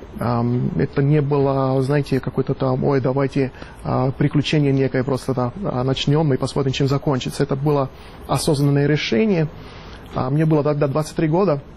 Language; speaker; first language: Russian; non-native, fluent; Italian